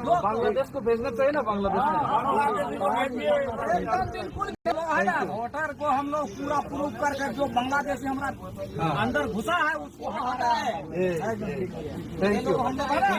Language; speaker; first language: Hindi; non-native, local second language; Kok Borok